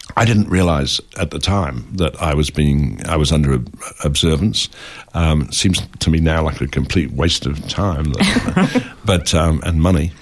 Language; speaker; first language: English; native; English